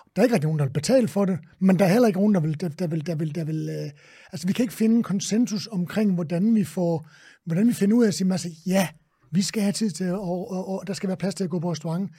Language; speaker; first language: Danish; native; Danish